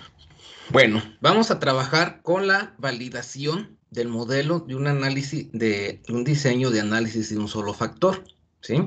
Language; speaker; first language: Spanish; native; Spanish